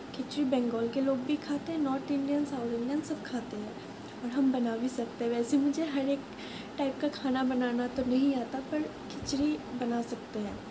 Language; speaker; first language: Hindi; non-native, local second language; Bangla